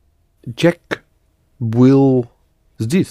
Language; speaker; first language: Russian; non-native, learner; English